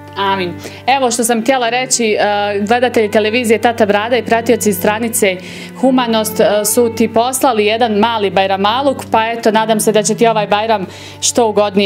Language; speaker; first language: Serbian; native; Serbian